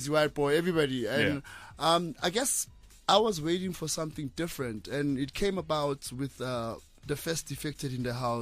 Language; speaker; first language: English; non-native, local second language; Southern Sotho